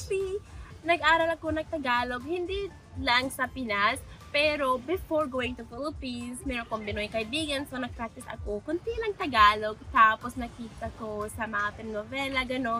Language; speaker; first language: Filipino; non-native, learner; Arabic